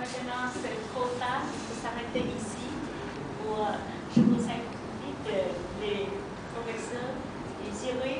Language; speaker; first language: French; non-native, learner; Vietnamese